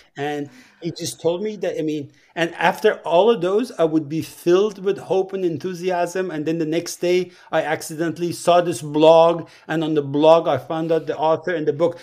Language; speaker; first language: English; non-native, fluent; Persian